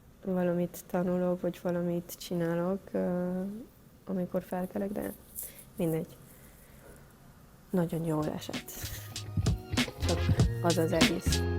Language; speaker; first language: Hungarian; non-native, learner; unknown